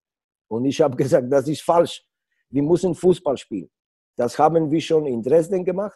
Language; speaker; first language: German; non-native, learner; Polish